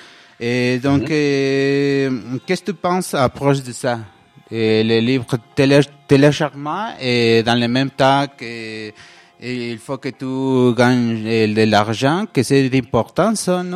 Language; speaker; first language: French; non-native, learner; Spanish